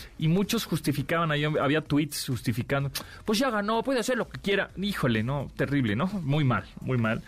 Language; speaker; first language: Spanish; native; Spanish